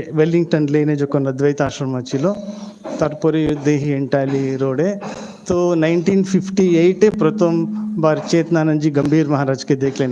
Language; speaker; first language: Bangla; non-native, local second language; Hindi